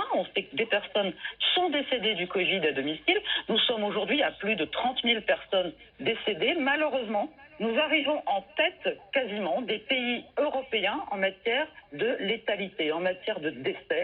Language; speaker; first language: French; native; French